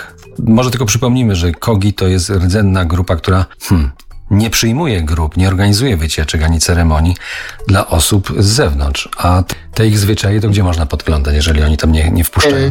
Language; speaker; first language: Polish; native; Polish